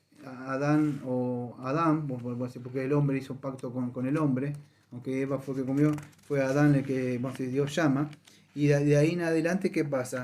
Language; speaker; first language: Spanish; native; Spanish